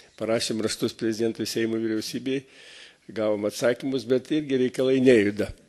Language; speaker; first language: Lithuanian; native; Lithuanian